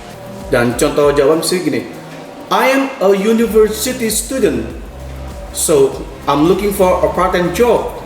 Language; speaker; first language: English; non-native, fluent; Indonesian